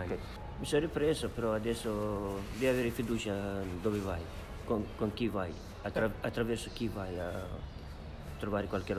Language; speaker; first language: Italian; non-native, fluent; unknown